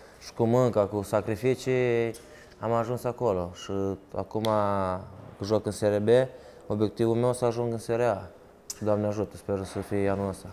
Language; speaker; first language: Romanian; early bilingual, heritage; Romanian